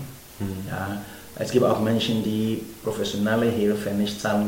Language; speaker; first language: German; non-native, fluent; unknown